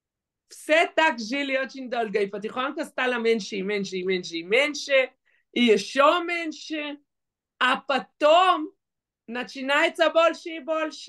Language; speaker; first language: Russian; non-native, fluent; Hebrew